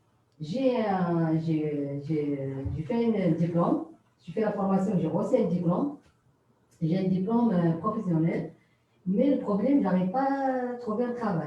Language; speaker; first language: French; non-native, learner; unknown